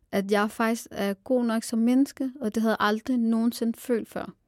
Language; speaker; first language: Danish; early bilingual, other home language; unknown